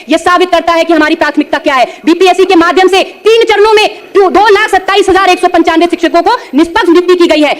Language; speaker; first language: Hindi; native; Hindi